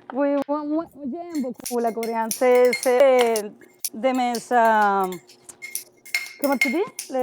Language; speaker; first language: French; non-native, learner; Spanish